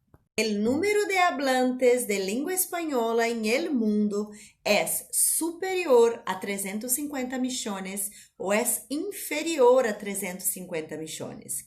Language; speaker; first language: Spanish; non-native, fluent; Portuguese